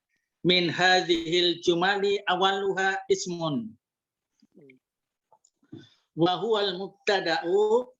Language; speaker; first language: Arabic; non-native, learner; Indonesian